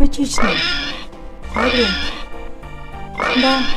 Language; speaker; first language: Russian; non-native, learner; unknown